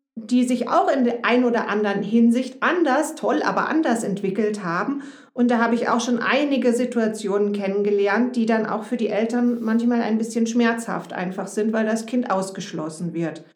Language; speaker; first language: German; native; German